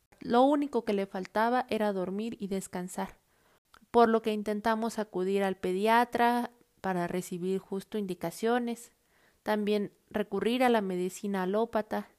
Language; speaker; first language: Spanish; native; Spanish